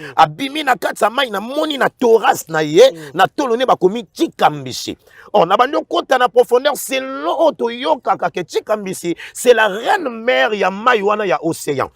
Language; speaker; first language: Lingala; native; Lingala